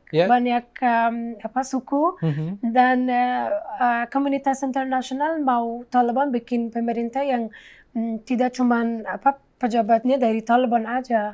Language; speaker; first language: Indonesian; non-native, fluent; Persian